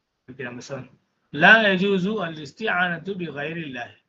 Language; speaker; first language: Arabic; non-native, fluent; Tamil